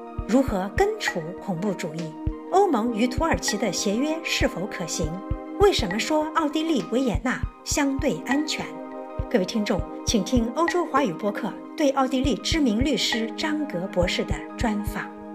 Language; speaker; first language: Chinese; native; Chinese